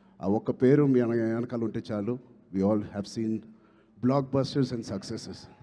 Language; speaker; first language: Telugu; native; Telugu